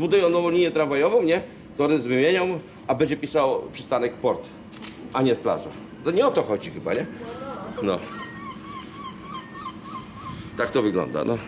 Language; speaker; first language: Polish; native; Polish